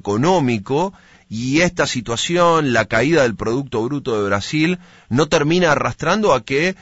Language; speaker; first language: Spanish; native; Spanish